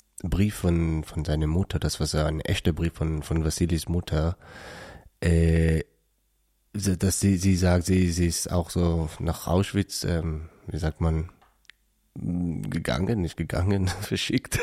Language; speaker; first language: German; non-native, learner; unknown